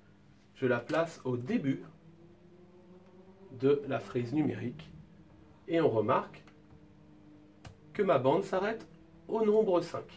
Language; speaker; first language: French; native; French